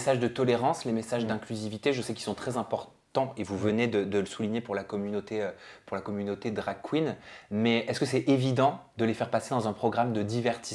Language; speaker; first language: French; native; French